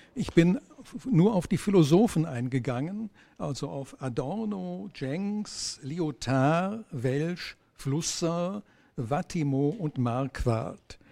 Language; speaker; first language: German; native; German